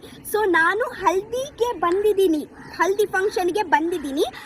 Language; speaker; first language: Kannada; non-native, local second language; Tulu